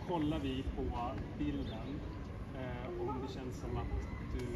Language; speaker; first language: Swedish; native; Swedish